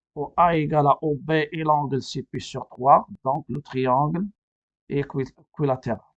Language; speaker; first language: French; non-native, local second language; Arabic